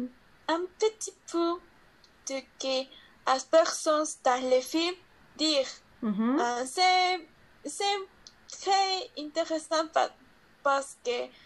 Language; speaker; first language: French; non-native, learner; Spanish